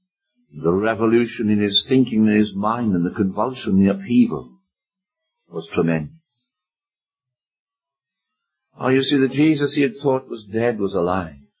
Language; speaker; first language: English; native; English